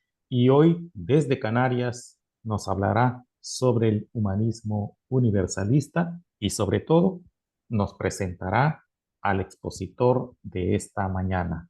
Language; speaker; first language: Spanish; native; Spanish